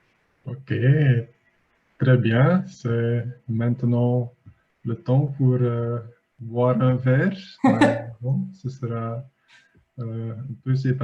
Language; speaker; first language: French; non-native, fluent; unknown